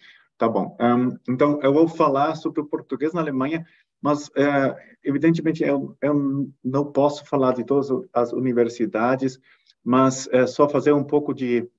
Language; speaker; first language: Portuguese; non-native, fluent; German